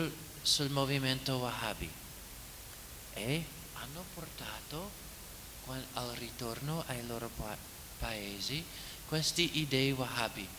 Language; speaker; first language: Italian; non-native, fluent; English